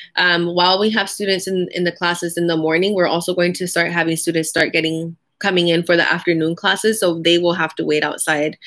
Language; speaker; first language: English; early bilingual, other home language; Spanish